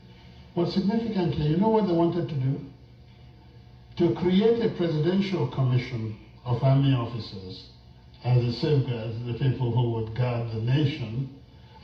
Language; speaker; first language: English; non-native, local second language; Igbo